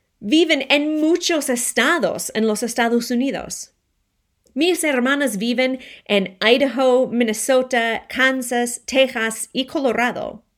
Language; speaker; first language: Spanish; non-native, fluent; English